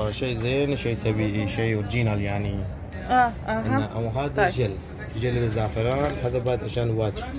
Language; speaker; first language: Arabic; non-native, learner; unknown